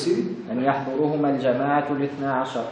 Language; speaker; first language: Arabic; native; Arabic